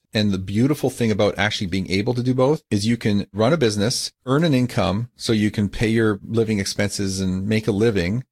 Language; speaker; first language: English; native; English